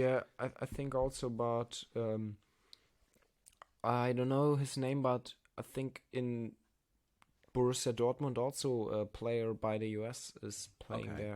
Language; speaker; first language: English; non-native, learner; German